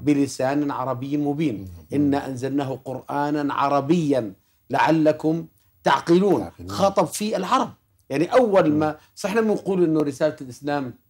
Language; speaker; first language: Arabic; native; Arabic